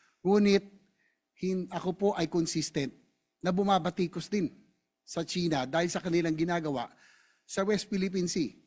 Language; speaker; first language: Filipino; native; Filipino